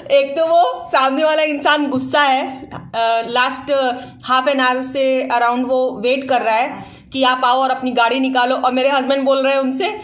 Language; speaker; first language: Hindi; native; Hindi